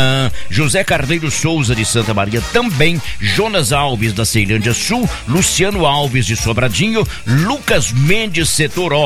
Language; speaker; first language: Portuguese; native; Portuguese